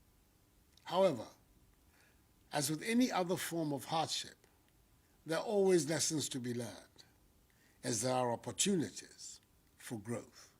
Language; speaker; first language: English; non-native, local second language; Akan